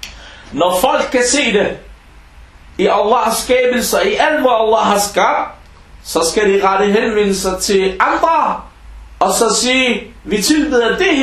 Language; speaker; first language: Danish; non-native, fluent; Arabic